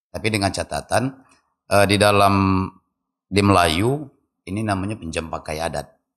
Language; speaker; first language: Indonesian; non-native, local second language; Malay